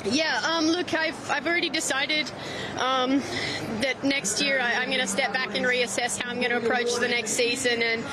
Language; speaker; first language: English; native; English